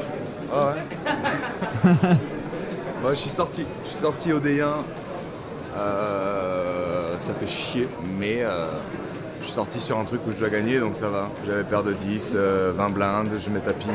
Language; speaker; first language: French; native; French